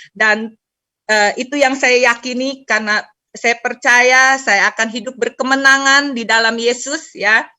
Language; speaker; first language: Indonesian; native; Indonesian